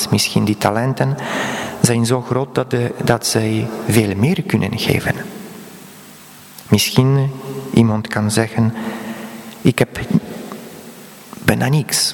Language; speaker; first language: Dutch; non-native, fluent; Polish